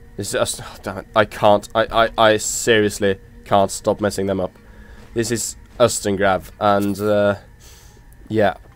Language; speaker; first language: English; non-native, fluent; Norwegian